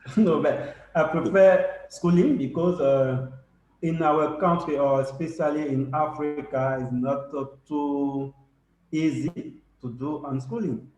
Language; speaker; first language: English; non-native, learner; French